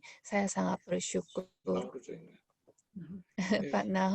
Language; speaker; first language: Indonesian; non-native, fluent; Korean